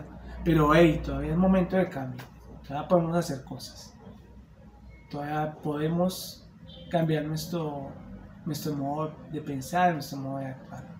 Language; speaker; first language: Spanish; native; Spanish